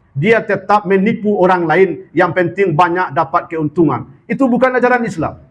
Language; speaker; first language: Malay; non-native, local second language; Minangkabau